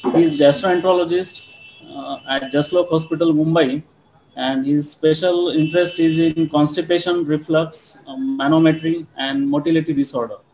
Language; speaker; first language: English; non-native, local second language; Marathi